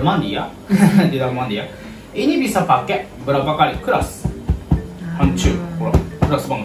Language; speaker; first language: Indonesian; non-native, learner; Japanese